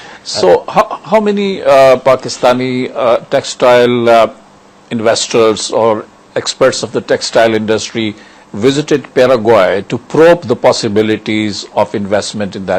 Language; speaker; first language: English; non-native, local second language; Urdu